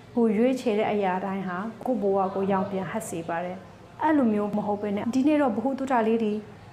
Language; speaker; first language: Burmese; non-native, local second language; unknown